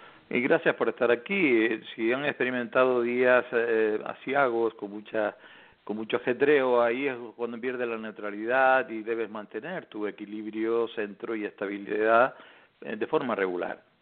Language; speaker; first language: Spanish; native; Spanish